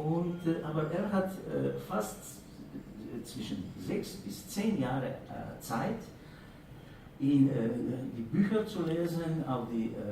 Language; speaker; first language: German; non-native, fluent; Slovenian